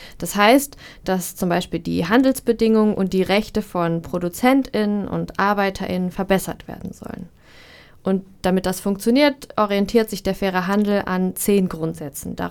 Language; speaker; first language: German; native; German